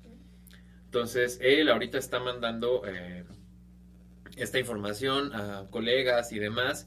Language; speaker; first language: Spanish; native; Spanish